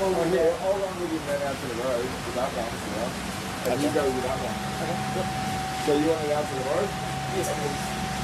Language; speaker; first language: English; native; English